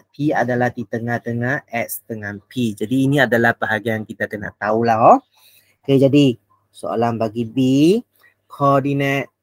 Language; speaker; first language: Malay; non-native, local second language; Chinese